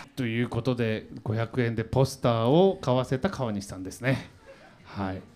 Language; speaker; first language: Japanese; native; Japanese